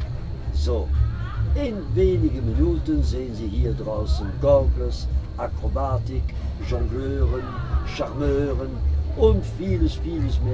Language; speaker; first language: German; non-native, fluent; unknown